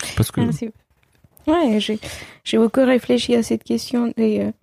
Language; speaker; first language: French; non-native, fluent; Spanish